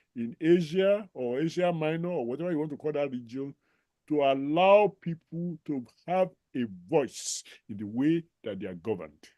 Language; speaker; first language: English; non-native, local second language; Yoruba